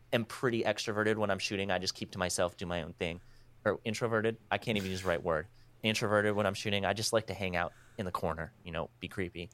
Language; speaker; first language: English; native; English